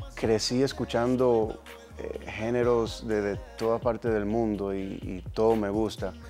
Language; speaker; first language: Spanish; early bilingual, heritage; Spanish